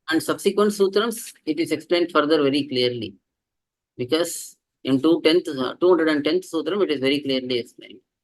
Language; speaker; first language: English; non-native, local second language; Tamil